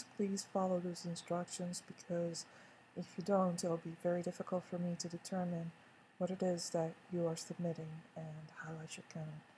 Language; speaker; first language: English; native; English